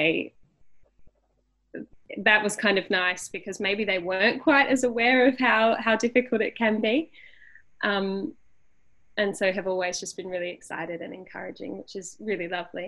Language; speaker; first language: English; native; English